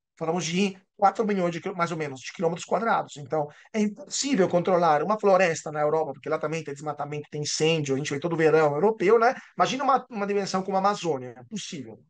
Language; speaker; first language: Portuguese; non-native, fluent; Italian